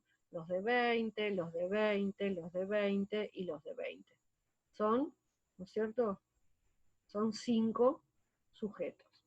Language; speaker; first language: Spanish; native; Spanish